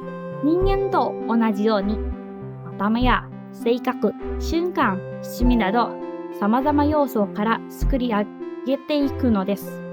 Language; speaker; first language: Japanese; non-native, learner; Indonesian